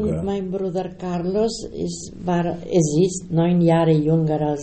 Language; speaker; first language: German; non-native, learner; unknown